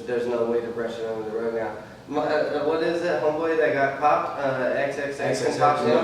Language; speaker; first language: English; native; English